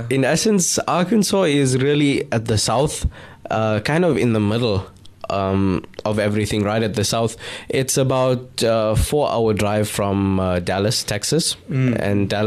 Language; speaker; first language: English; native; English